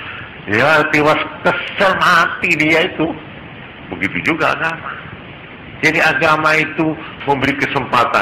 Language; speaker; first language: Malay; non-native, local second language; Javanese